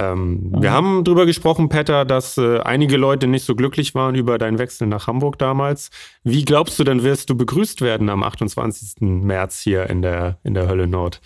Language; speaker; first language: German; native; German